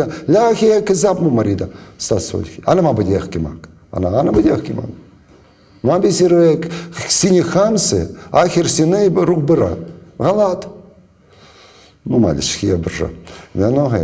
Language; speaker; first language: Arabic; non-native, learner; Russian